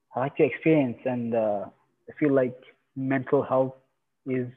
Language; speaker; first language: English; non-native, fluent; Persian